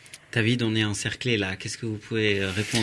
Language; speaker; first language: French; native; French